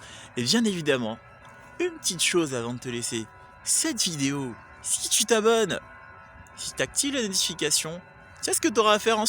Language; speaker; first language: French; native; French